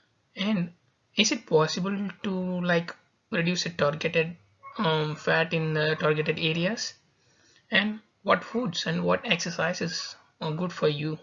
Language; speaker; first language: English; non-native, local second language; Tamil